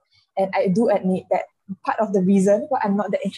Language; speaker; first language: English; non-native, local second language; Chinese